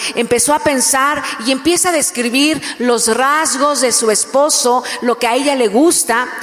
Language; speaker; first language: Spanish; native; Spanish